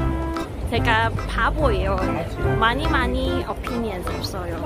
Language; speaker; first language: Korean; non-native, learner; Cantonese